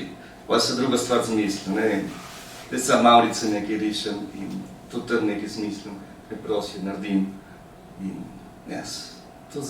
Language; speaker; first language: Slovenian; early bilingual, heritage; Slovenian